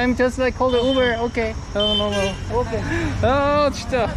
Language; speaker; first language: English; non-native, learner; Korean